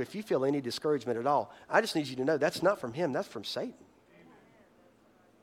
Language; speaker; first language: English; native; English